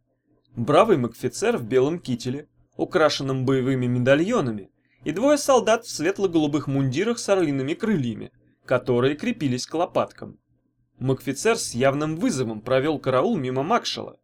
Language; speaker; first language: Russian; native; Russian